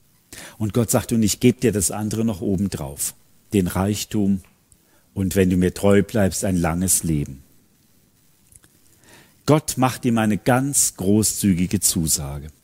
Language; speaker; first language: German; native; German